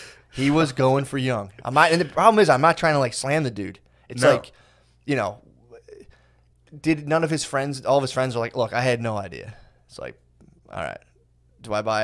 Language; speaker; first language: English; native; English